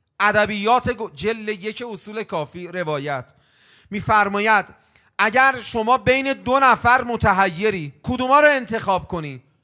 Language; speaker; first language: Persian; native; Persian